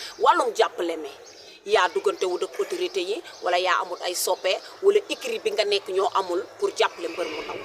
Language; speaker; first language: Wolof; native; Wolof